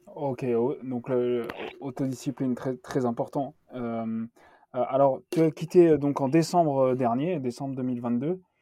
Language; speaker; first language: French; native; French